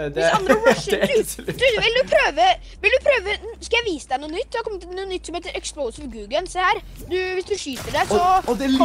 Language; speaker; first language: Norwegian; native; Norwegian